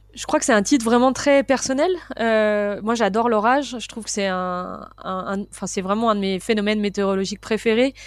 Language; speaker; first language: French; native; French